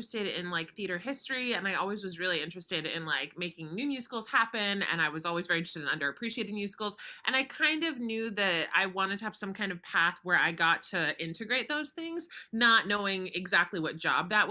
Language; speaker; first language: English; native; English